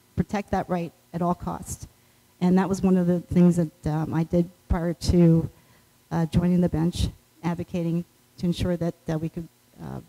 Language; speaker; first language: English; native; English